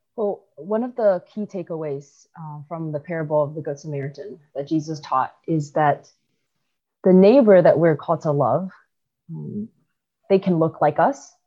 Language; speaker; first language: English; early bilingual, other home language; Chinese